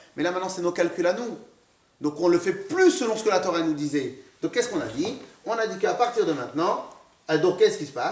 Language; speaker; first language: French; native; French